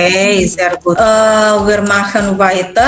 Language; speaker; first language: German; non-native, learner; Indonesian